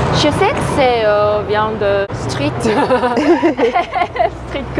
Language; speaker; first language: French; non-native, learner; Korean